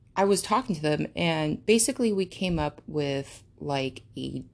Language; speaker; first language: English; early bilingual, other home language; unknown